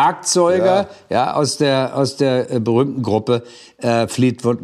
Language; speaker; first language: German; native; German